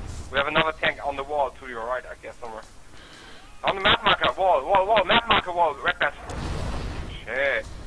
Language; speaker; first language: English; non-native, fluent; German